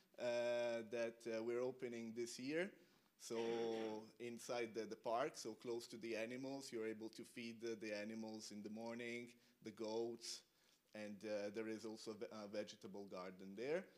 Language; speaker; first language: English; non-native, fluent; Italian